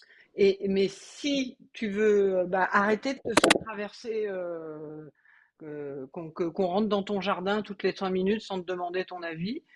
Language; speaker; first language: French; native; French